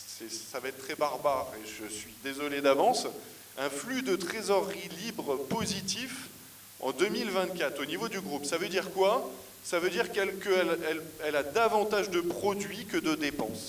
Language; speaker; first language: French; native; French